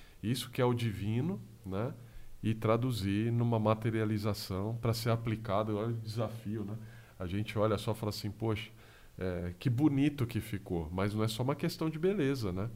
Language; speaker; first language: Portuguese; native; Portuguese